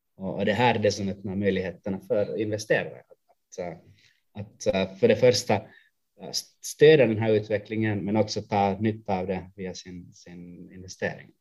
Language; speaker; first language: Swedish; non-native, local second language; Finnish